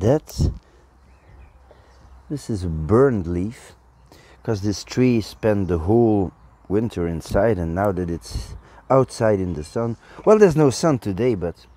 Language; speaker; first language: English; non-native, fluent; Dutch